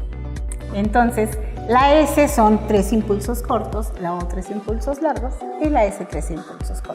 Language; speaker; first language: Spanish; native; Spanish